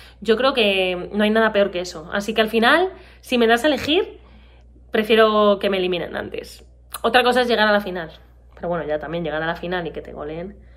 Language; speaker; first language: Spanish; native; Spanish